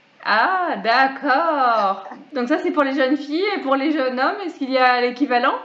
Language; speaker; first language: French; native; French